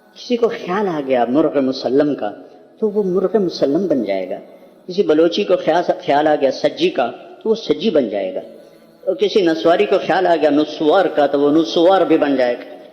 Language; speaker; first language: Urdu; non-native, local second language; Punjabi